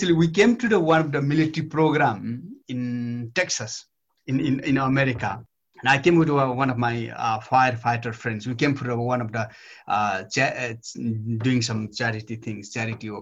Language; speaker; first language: English; non-native, local second language; Nepali